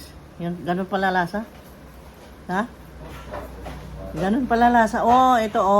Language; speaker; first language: Filipino; non-native, local second language; Cebuano